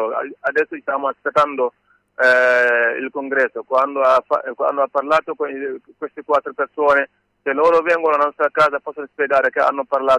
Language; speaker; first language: Italian; non-native, learner; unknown